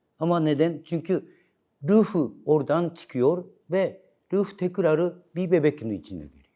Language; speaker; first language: Turkish; non-native, learner; Japanese